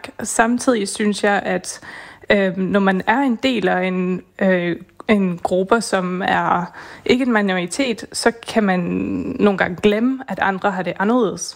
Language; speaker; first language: Danish; non-native, fluent; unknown